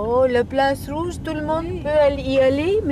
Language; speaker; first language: French; non-native, local second language; Russian